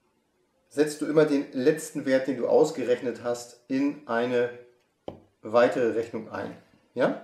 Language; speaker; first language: German; native; German